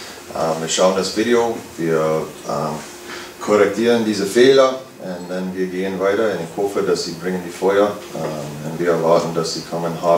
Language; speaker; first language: German; non-native, fluent; English